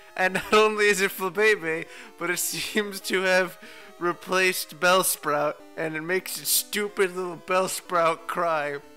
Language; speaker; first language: English; native; English